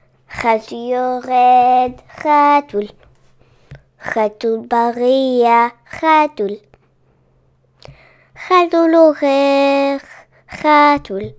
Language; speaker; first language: Hebrew; non-native, learner; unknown